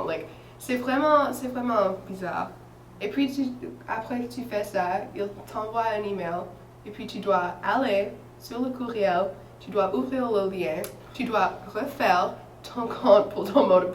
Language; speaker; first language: French; non-native, fluent; English